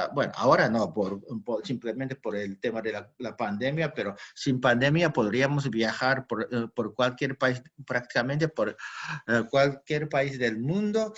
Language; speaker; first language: Spanish; non-native, fluent; Japanese